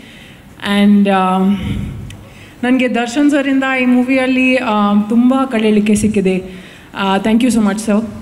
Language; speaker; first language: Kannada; non-native, learner; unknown